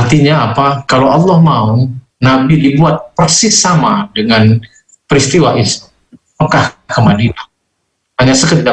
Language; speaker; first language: Indonesian; native; Indonesian